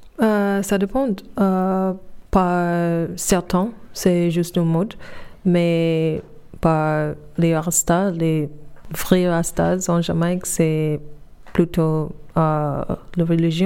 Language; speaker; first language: French; non-native, fluent; English